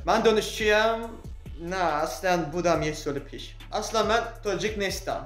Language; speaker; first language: Persian; non-native, learner; Russian